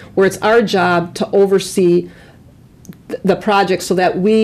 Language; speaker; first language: English; native; English